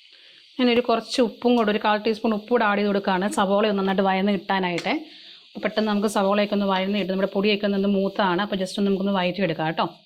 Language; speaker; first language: Malayalam; native; Malayalam